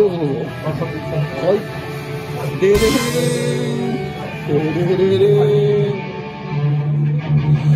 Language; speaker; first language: Japanese; native; Japanese